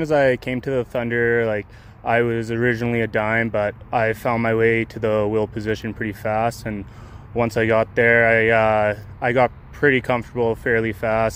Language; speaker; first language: English; native; English